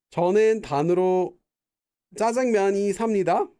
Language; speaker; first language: Korean; non-native, fluent; English